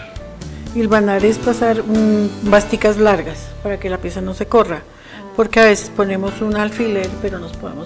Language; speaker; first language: Spanish; native; Spanish